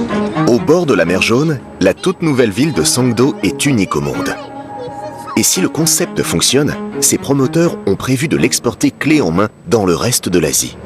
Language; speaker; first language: French; native; French